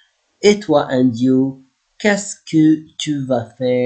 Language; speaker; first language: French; non-native, fluent; Arabic